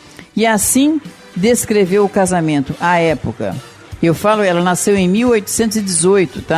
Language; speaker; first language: Portuguese; native; Portuguese